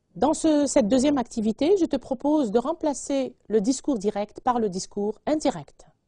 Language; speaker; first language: French; non-native, local second language; Arabic